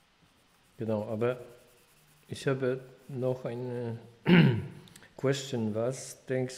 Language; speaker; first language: German; non-native, fluent; Polish